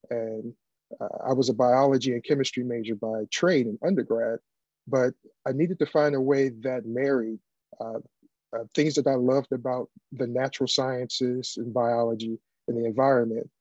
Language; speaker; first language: English; native; English